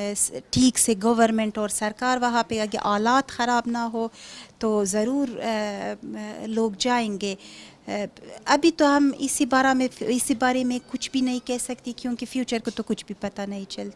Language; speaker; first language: Hindi; non-native, fluent; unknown